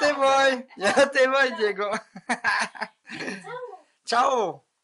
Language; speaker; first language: Spanish; non-native, learner; French